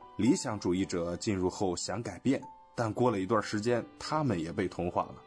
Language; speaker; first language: Chinese; non-native, fluent; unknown